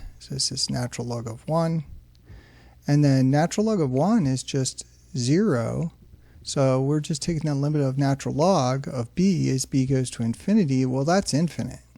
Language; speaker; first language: English; native; English